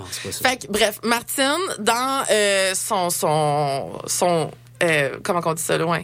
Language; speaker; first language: French; native; French